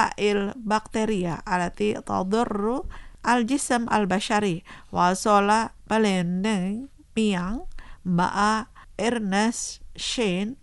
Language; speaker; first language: Arabic; non-native, fluent; Indonesian